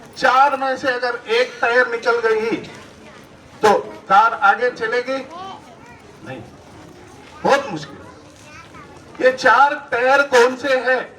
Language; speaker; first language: Hindi; non-native, local second language; Kannada